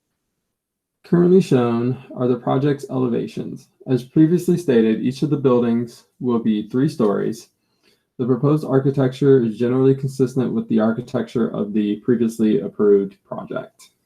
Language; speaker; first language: English; native; English